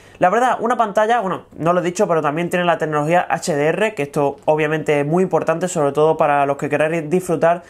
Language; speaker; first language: Spanish; native; Spanish